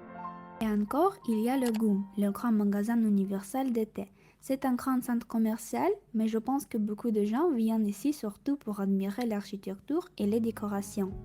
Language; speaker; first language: French; non-native, fluent; Russian